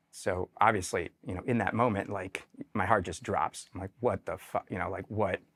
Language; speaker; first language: English; native; English